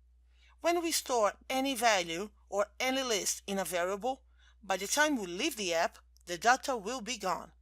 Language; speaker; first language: English; non-native, fluent; Portuguese